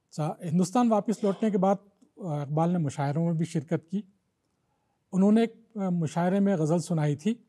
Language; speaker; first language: Urdu; native; Urdu